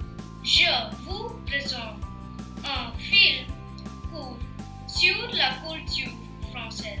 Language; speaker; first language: French; non-native, learner; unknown